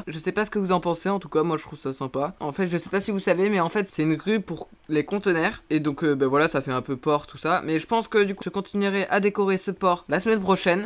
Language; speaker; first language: French; native; French